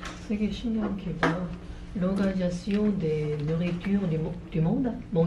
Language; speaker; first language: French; non-native, fluent; Korean